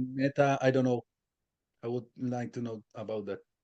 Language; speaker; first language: English; non-native, learner; Spanish